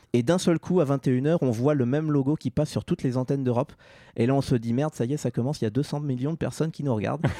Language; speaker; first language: French; native; French